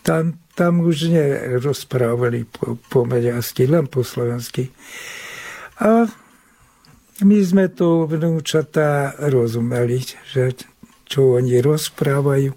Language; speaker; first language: Slovak; early bilingual, heritage; Hungarian